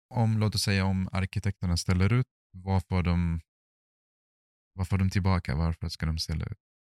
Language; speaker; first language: Swedish; non-native, fluent; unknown